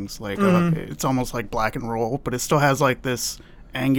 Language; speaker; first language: English; native; English